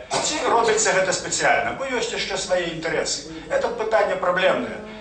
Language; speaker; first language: Belarusian; native; Belarusian